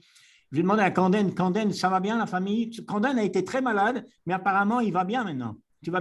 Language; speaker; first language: French; native; French